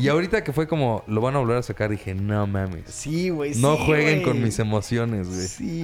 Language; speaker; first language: Spanish; native; Spanish